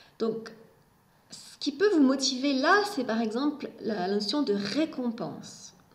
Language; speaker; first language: French; native; French